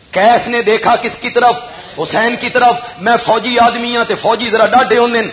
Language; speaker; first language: Urdu; non-native, local second language; Punjabi